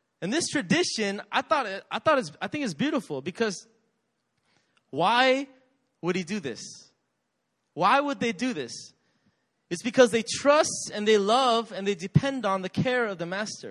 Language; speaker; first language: English; native; English